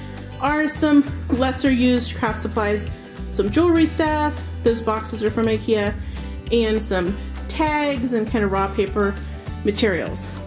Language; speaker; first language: English; native; English